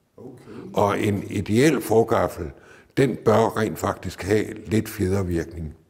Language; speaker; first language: Danish; native; Danish